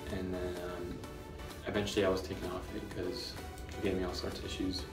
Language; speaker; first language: English; native; English